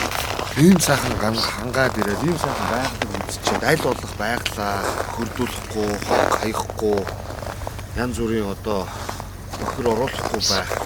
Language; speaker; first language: Mongolian; native; Mongolian